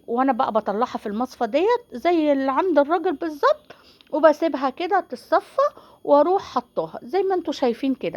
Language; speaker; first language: Arabic; native; Arabic